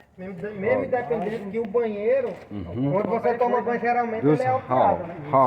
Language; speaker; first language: Portuguese; native; Portuguese